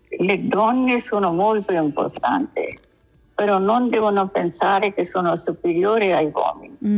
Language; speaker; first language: Italian; non-native, learner; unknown